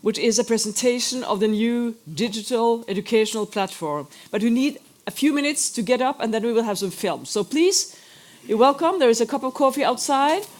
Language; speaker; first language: English; non-native, fluent; Norwegian